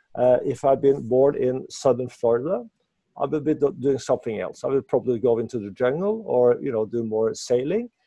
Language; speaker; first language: English; non-native, fluent; Norwegian